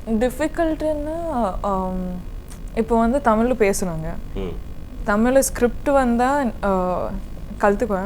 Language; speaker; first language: Tamil; non-native, learner; Kannada